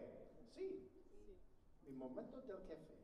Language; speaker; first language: Spanish; non-native, learner; English